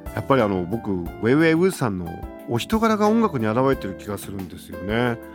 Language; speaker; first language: Japanese; native; Japanese